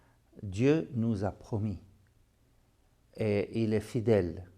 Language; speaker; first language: French; non-native, fluent; Arabic